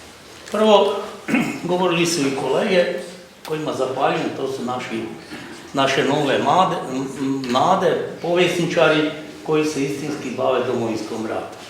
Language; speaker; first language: Croatian; native; Croatian